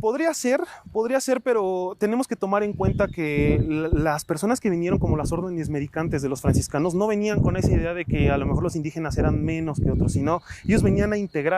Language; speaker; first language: Spanish; native; Spanish